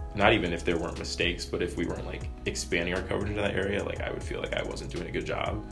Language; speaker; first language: English; native; English